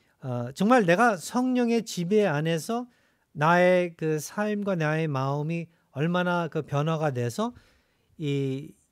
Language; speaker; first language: Korean; native; Korean